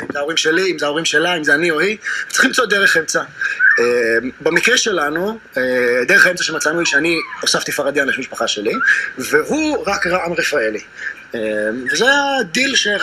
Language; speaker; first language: Hebrew; native; Hebrew